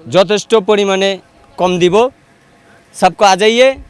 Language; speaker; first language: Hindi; non-native, learner; Bangla